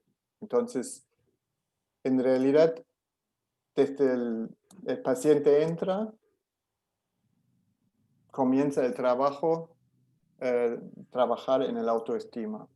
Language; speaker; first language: Spanish; non-native, fluent; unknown